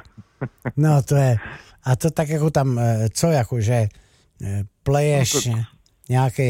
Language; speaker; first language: Czech; native; Czech